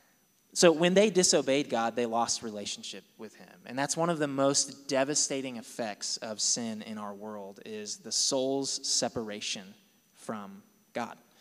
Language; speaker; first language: English; native; English